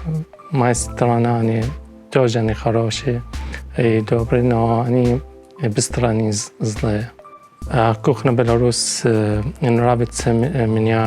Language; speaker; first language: Russian; non-native, learner; Arabic